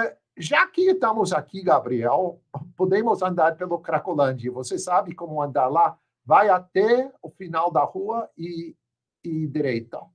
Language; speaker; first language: Portuguese; non-native, fluent; English